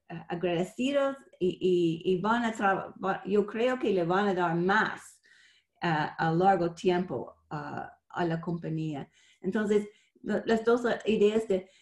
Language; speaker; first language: Spanish; non-native, fluent; English